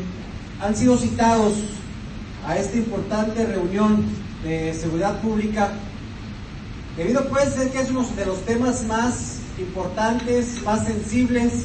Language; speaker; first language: Spanish; native; Spanish